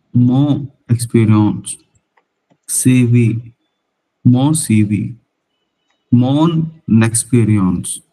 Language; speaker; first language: French; non-native, learner; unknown